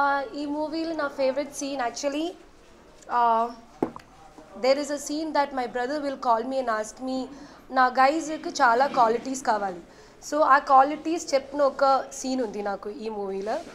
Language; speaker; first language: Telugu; non-native, learner; Malayalam